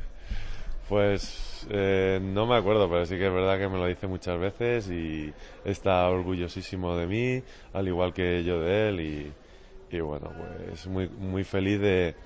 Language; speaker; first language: Spanish; native; Spanish